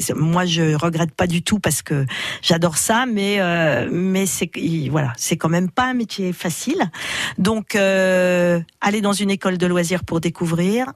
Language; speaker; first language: French; native; French